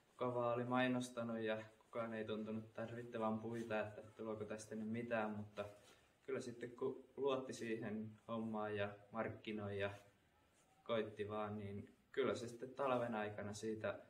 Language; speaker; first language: Finnish; native; Finnish